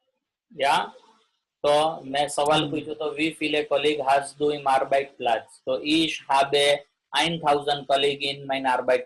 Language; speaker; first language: German; non-native, learner; Gujarati